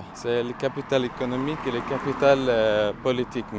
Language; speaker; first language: French; non-native, fluent; Arabic